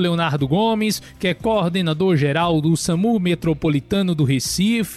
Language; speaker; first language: Portuguese; native; Portuguese